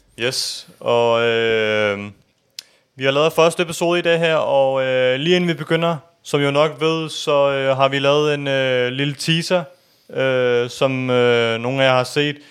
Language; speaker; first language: Danish; early bilingual, other home language; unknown